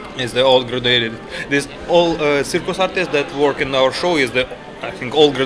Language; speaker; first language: English; non-native, learner; Ukrainian